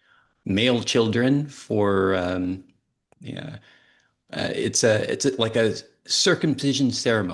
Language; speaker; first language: English; native; English